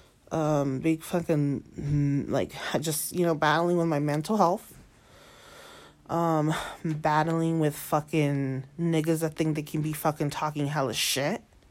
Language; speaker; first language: English; early bilingual, other home language; Spanish